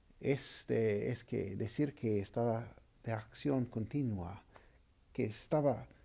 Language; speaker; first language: Spanish; non-native, fluent; English